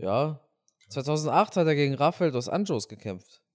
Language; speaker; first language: German; native; German